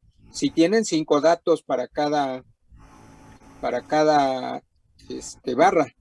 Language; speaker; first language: Spanish; native; Spanish